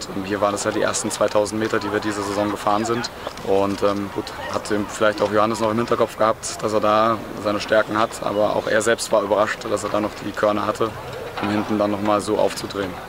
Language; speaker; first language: German; native; German